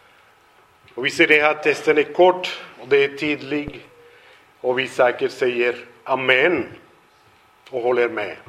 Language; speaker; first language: Swedish; non-native, fluent; Spanish